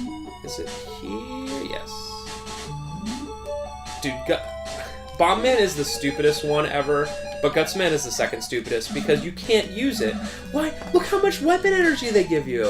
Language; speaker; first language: English; native; English